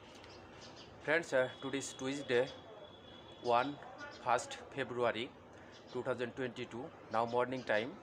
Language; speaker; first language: English; non-native, learner; Bangla